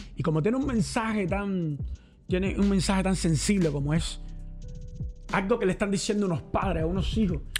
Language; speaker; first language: Spanish; native; Spanish